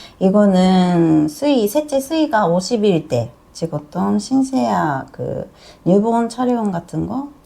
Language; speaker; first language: Korean; non-native, fluent; Japanese